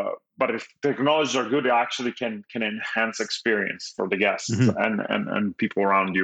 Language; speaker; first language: English; non-native, fluent; Italian